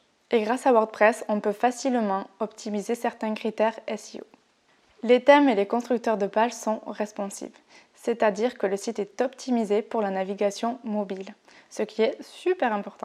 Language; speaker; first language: French; native; French